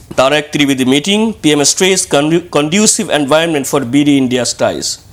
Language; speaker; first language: English; non-native, local second language; Bangla